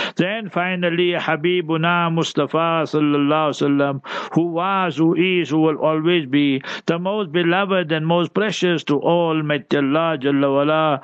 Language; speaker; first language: English; early bilingual, other home language; Urdu